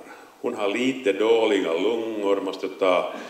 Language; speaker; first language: Swedish; non-native, local second language; Finnish